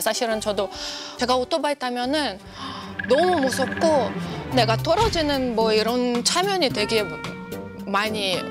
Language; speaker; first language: Korean; non-native, fluent; Russian